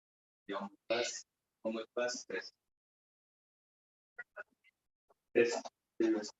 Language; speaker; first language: French; native; French